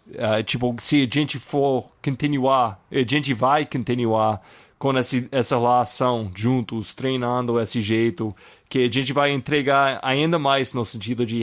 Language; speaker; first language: Portuguese; non-native, fluent; English